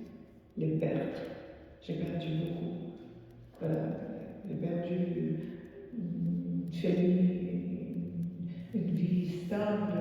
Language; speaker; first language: French; non-native, fluent; Arabic